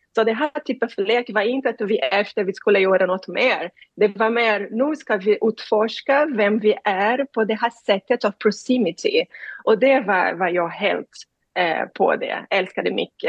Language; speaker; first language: Swedish; non-native, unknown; Portuguese